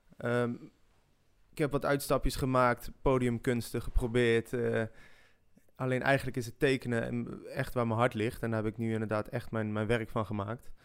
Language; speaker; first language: Dutch; early bilingual, other home language; French